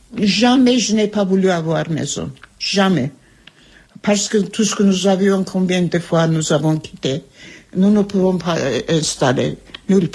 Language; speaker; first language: French; non-native, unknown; Armenian